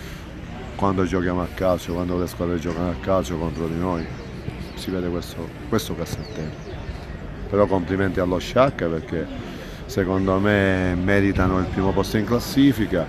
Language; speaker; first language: Italian; native; Italian